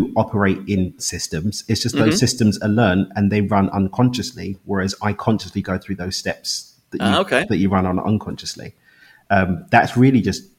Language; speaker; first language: English; native; English